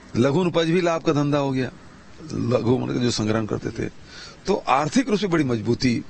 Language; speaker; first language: Hindi; native; Hindi